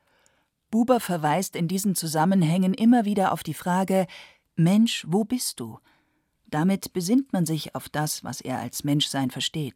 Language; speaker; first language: German; native; German